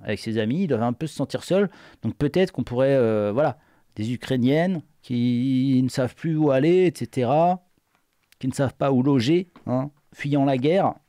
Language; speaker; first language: French; native; French